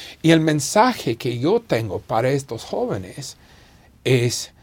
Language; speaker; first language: Spanish; non-native, fluent; English